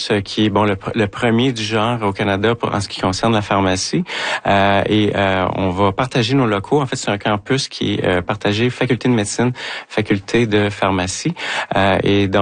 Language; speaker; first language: French; native; French